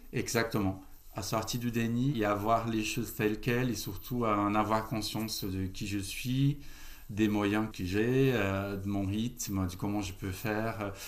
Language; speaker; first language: French; non-native, fluent; Portuguese